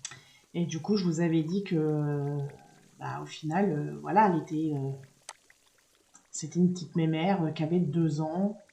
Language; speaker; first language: French; native; French